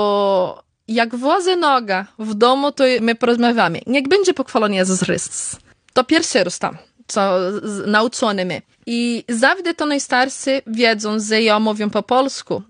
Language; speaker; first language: Polish; early bilingual, heritage; Portuguese